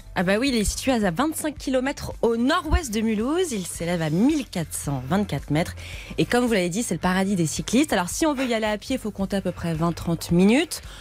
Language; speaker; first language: French; native; French